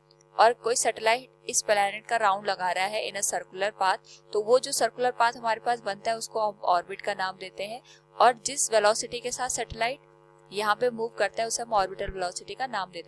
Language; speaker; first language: Hindi; native; Hindi